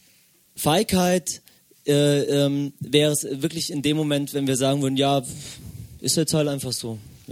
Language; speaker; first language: German; native; German